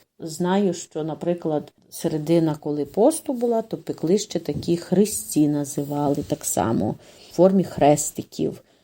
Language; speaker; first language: Ukrainian; native; Ukrainian